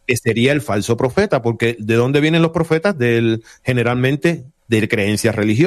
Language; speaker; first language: Spanish; native; Spanish